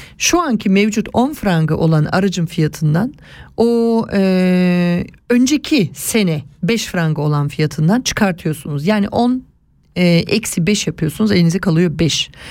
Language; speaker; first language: Turkish; early bilingual, heritage; Turkish